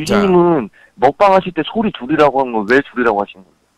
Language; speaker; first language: Korean; native; Korean